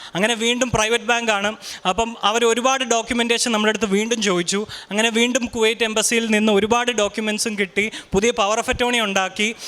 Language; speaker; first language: Malayalam; early bilingual, heritage; Malayalam